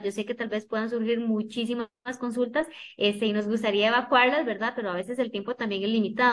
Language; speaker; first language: Spanish; native; Spanish